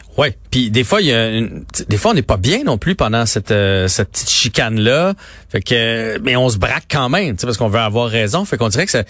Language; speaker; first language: French; native; French